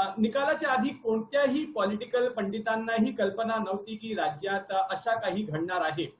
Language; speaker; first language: Marathi; non-native, local second language; Hindi